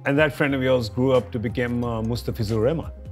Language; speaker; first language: English; non-native, local second language; Hindi